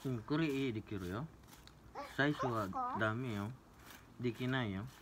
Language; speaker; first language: Japanese; non-native, learner; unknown